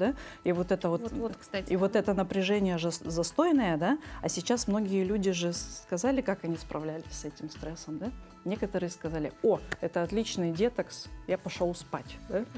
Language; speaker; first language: Russian; native; Russian